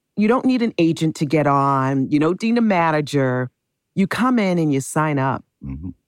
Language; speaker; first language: English; native; English